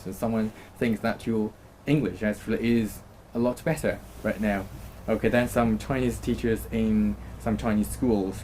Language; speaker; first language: English; non-native, fluent; Chinese